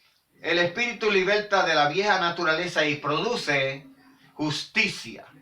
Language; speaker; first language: Spanish; native; Spanish